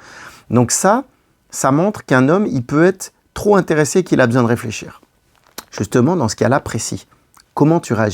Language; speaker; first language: French; native; French